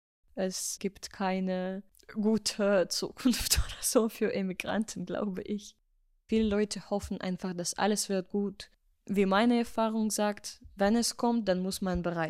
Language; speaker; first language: German; non-native, learner; Ukrainian